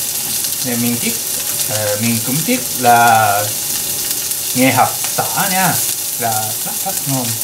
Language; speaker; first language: Vietnamese; non-native, learner; Japanese